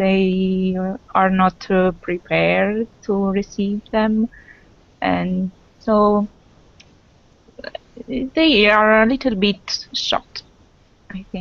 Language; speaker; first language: English; non-native, fluent; Italian